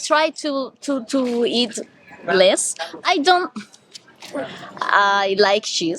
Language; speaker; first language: English; non-native, learner; Spanish